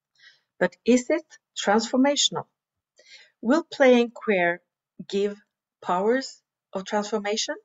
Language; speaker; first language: English; non-native, fluent; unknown